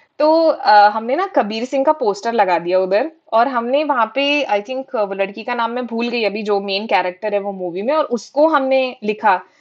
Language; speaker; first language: Hindi; non-native, local second language; Marathi